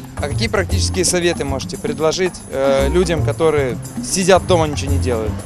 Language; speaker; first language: Russian; native; Russian